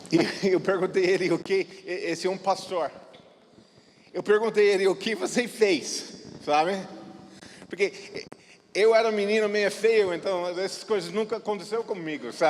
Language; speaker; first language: Portuguese; non-native, fluent; English